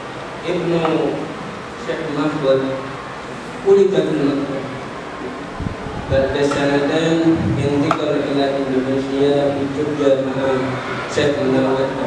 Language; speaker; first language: Arabic; non-native, learner; Indonesian